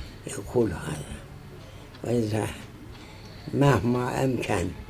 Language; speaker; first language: Arabic; non-native, fluent; Turkish